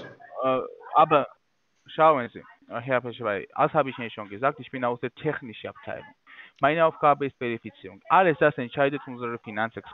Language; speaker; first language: German; non-native, fluent; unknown